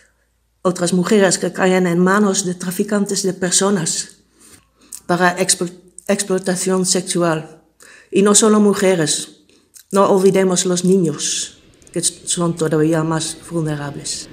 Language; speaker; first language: Spanish; non-native, fluent; Dutch